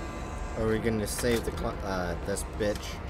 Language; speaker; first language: English; native; English